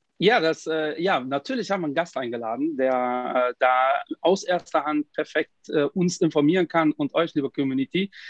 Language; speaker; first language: German; early bilingual, other home language; Portuguese